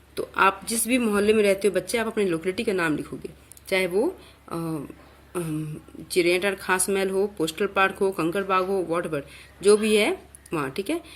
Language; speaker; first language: Hindi; native; Hindi